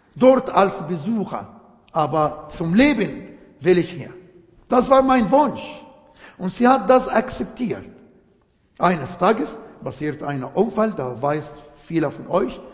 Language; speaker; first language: German; non-native, fluent; Arabic